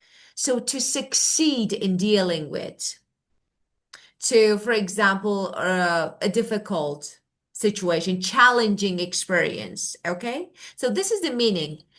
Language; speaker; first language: English; non-native, fluent; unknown